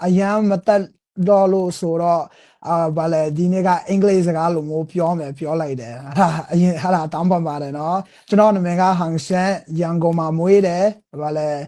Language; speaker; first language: Burmese; non-native, learner; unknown